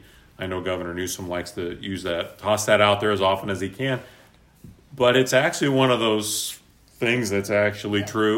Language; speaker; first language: English; native; English